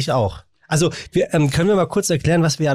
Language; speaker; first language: German; native; German